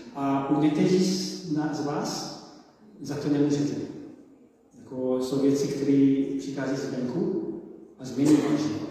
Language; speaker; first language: Czech; non-native, learner; English